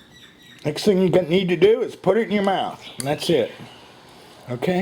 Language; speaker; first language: English; native; English